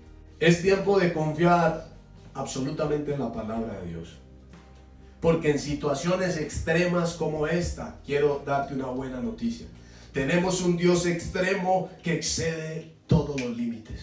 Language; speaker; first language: Spanish; native; Spanish